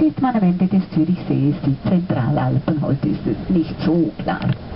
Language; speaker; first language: German; native; German